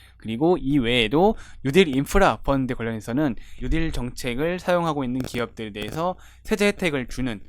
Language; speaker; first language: Korean; native; Korean